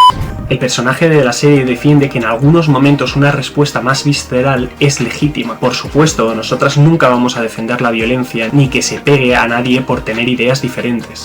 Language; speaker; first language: Spanish; native; Spanish